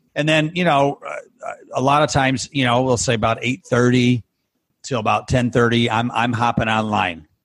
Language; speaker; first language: English; native; English